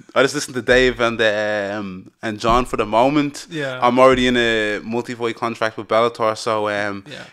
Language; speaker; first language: English; native; English